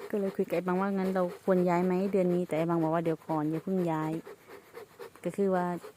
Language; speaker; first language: Thai; native; Thai